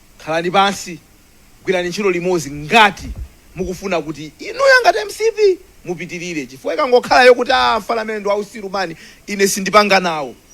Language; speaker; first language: Nyanja; non-native, local second language; Tumbuka